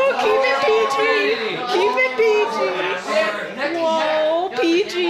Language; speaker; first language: English; native; English